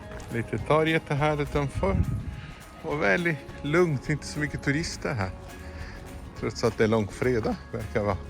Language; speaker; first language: Swedish; non-native, fluent; Portuguese